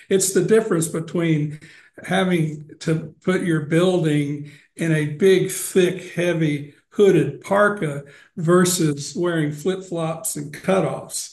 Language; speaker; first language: English; native; English